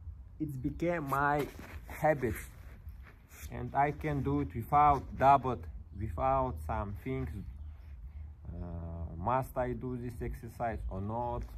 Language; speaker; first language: English; non-native, learner; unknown